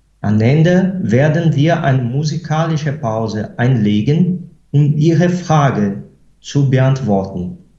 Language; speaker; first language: German; non-native, fluent; Portuguese